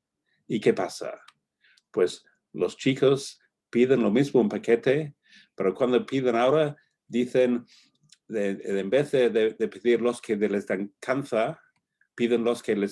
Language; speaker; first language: Spanish; non-native, fluent; English